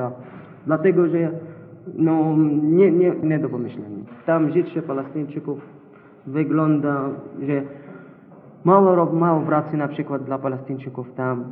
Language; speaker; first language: Polish; non-native, learner; Arabic